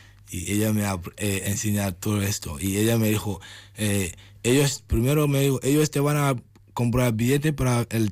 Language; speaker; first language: Spanish; non-native, learner; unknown